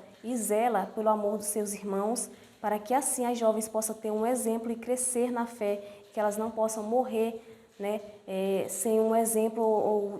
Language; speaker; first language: Portuguese; native; Portuguese